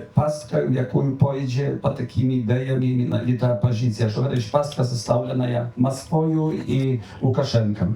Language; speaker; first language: Polish; non-native, local second language; Belarusian